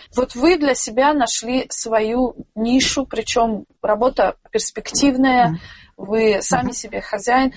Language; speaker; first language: Russian; non-native, local second language; Tajik